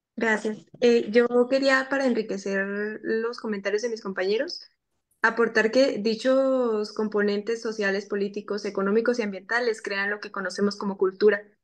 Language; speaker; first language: Spanish; native; Spanish